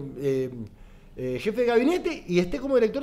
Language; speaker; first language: Spanish; native; Spanish